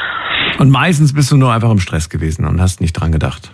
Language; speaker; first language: German; native; German